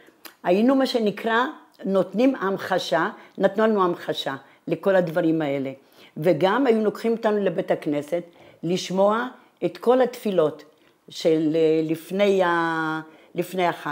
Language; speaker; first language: Hebrew; non-native, fluent; Italian